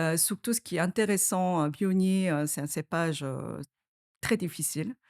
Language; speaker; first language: French; non-native, fluent; Korean